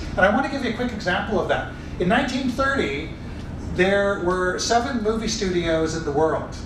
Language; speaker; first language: English; native; English